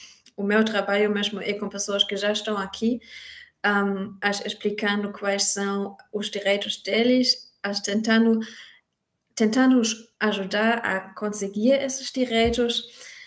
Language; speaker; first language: Portuguese; non-native, fluent; German